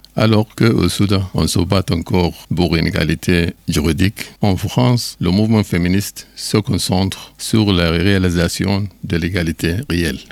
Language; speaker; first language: French; non-native, learner; Arabic